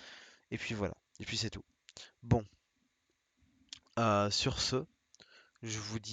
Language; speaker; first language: French; native; French